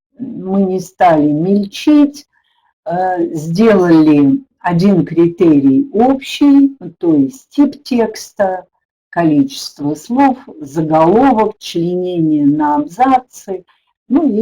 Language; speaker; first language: Russian; native; Russian